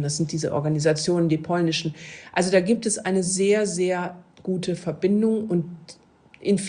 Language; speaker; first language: German; native; German